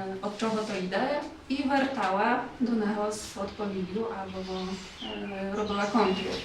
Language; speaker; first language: Polish; non-native, local second language; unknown